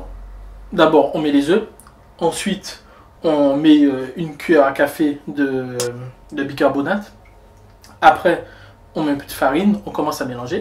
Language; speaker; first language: French; native; French